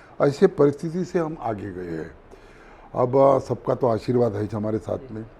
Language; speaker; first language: Hindi; non-native, local second language; Marathi